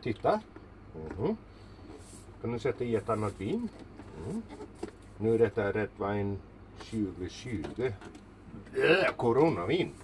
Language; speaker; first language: Swedish; native; Swedish